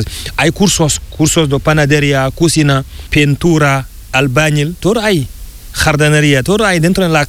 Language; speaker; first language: Spanish; non-native, learner; Fula